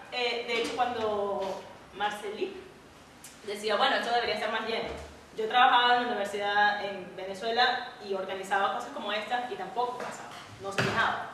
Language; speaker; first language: Spanish; native; Spanish